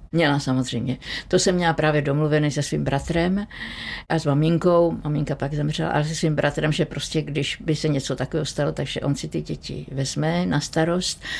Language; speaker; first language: Czech; native; Czech